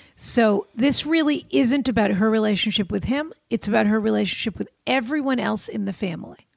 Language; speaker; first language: English; native; English